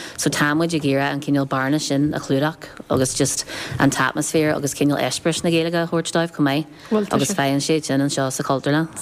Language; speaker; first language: Irish; non-native, local second language; English